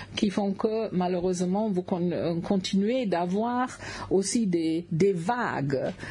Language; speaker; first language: French; non-native, fluent; German